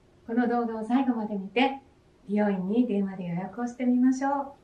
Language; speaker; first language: Japanese; native; Japanese